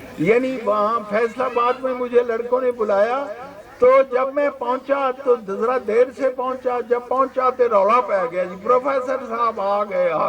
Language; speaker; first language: Urdu; non-native, local second language; Punjabi